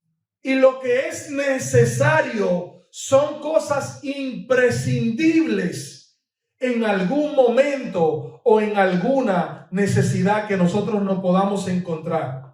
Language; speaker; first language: Spanish; native; Spanish